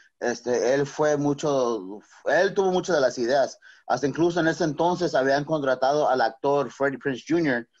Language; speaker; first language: Spanish; native; Spanish